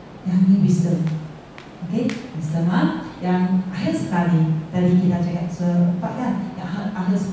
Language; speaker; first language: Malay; non-native, local second language; Chinese